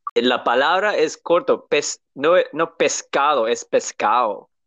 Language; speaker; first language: Spanish; non-native, learner; English